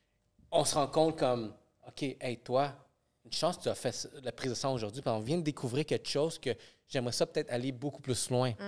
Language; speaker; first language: French; native; French